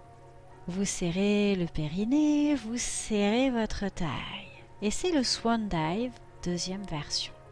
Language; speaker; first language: French; native; French